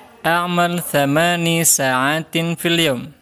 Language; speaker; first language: Arabic; non-native, fluent; Indonesian